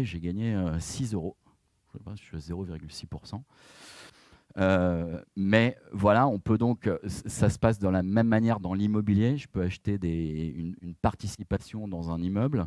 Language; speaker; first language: French; native; French